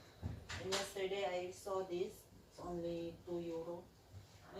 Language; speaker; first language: English; non-native, local second language; Filipino